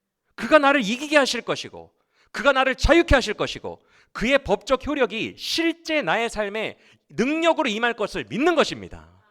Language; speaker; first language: Korean; native; Korean